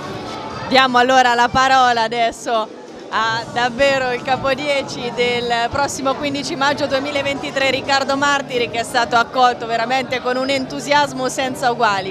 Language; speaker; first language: Italian; native; Italian